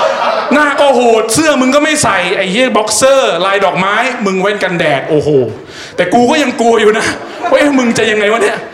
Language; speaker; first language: Thai; native; Thai